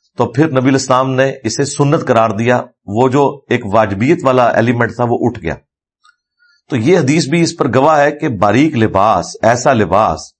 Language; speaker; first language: Urdu; non-native, local second language; Punjabi